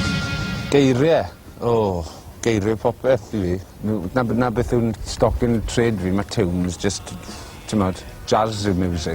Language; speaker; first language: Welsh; native; Welsh